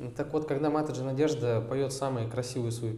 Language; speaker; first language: Russian; native; Russian